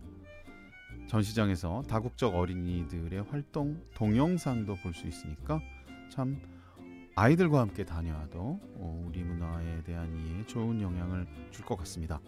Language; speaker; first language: Korean; native; Korean